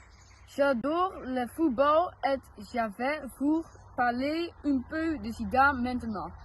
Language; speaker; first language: French; non-native, learner; Dutch